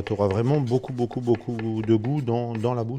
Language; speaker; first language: French; native; French